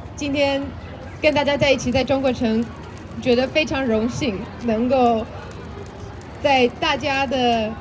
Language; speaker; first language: Chinese; early bilingual, heritage; Chinese